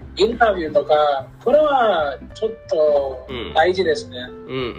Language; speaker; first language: Japanese; non-native, learner; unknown